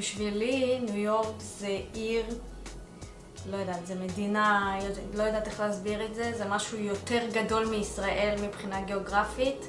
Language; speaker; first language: Hebrew; early bilingual, other home language; Russian